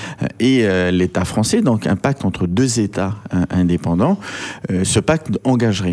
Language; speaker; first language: French; native; French